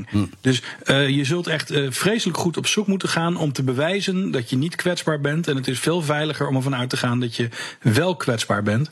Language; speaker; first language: Dutch; native; Dutch